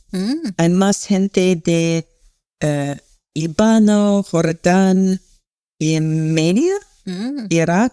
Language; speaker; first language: Spanish; non-native, learner; English